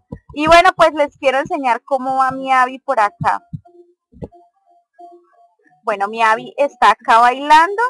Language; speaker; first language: Spanish; native; Spanish